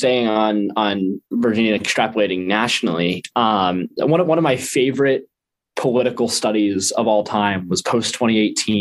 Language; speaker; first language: English; native; English